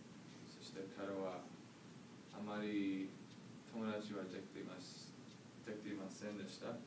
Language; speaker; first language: Japanese; non-native, learner; English